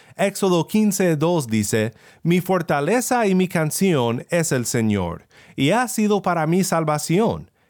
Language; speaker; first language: Spanish; non-native, fluent; English